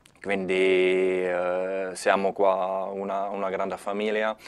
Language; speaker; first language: Italian; non-native, learner; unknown